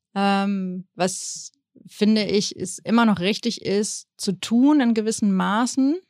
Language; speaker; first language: German; early bilingual, other home language; Spanish